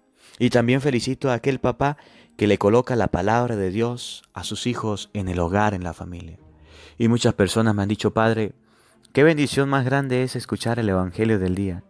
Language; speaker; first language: Spanish; native; Spanish